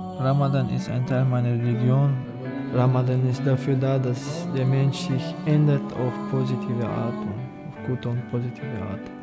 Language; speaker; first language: German; early bilingual, other home language; Chechen